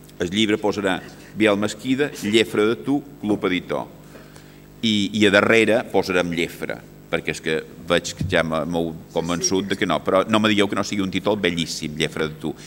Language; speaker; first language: Catalan; native; Catalan